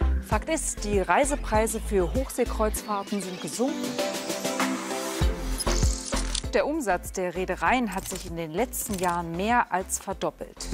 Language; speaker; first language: German; native; German